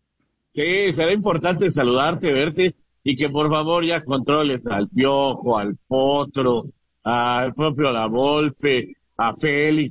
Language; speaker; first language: Spanish; native; Spanish